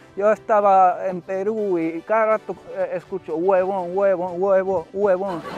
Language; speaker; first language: Spanish; non-native, fluent; Finnish